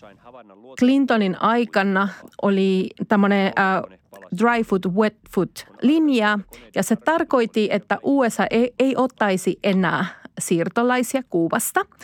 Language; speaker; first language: Finnish; non-native, fluent; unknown